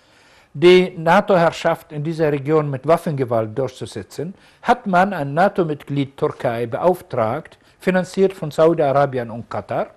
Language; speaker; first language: German; non-native, fluent; Arabic